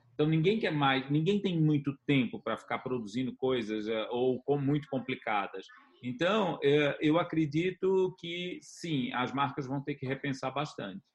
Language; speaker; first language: Portuguese; native; Portuguese